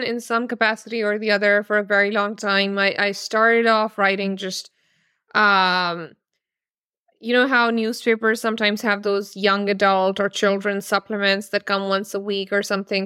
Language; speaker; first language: English; non-native, local second language; Urdu